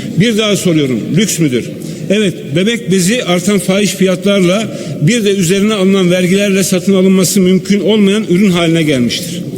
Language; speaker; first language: Turkish; native; Turkish